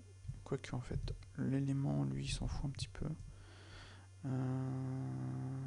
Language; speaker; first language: French; native; French